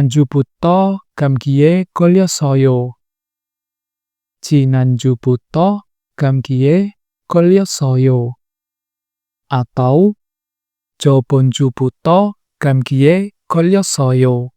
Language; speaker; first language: Korean; non-native, fluent; Indonesian